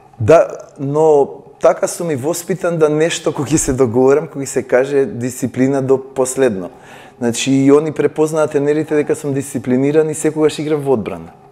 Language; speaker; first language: Macedonian; native; Macedonian